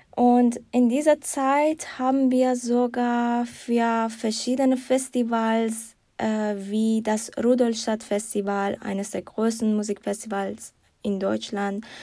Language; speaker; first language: German; non-native, learner; Persian